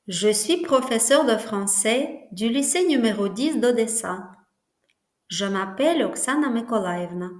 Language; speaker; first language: French; non-native, fluent; Ukrainian